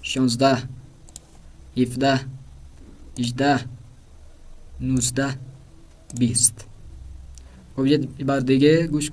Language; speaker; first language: Persian; non-native, fluent; Urdu